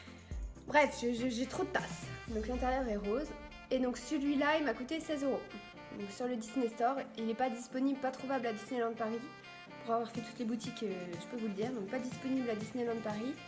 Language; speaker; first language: French; native; French